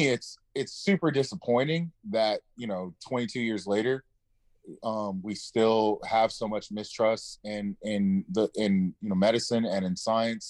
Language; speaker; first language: English; native; English